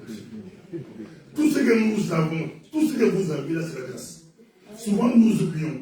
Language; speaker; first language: French; non-native, local second language; Lingala